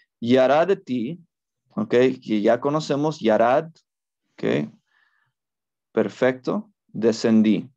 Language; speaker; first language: Spanish; non-native, fluent; English